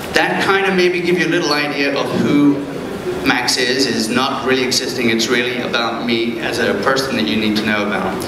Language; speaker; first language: English; early bilingual, other home language; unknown